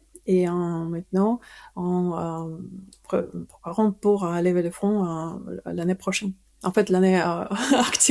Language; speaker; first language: French; non-native, fluent; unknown